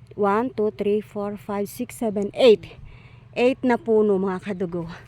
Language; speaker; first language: Filipino; non-native, local second language; Iloko